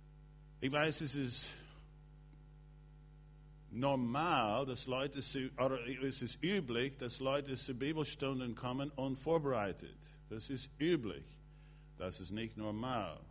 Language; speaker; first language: German; non-native, fluent; English